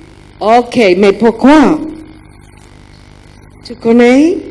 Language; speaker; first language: French; non-native, learner; German